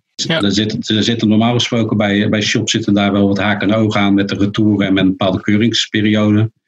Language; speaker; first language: Dutch; native; Dutch